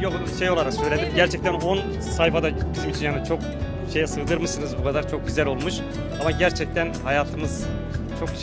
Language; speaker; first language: Turkish; native; Turkish